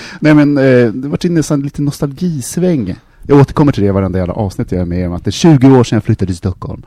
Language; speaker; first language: Swedish; native; Swedish